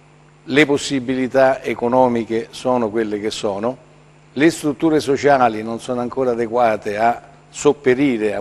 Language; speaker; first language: Italian; native; Italian